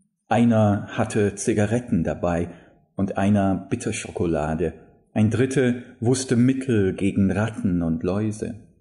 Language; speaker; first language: German; non-native, fluent; English